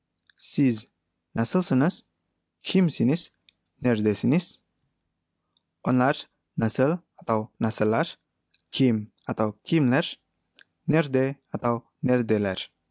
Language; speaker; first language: Turkish; non-native, fluent; Indonesian